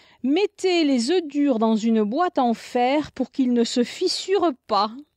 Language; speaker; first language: French; native; French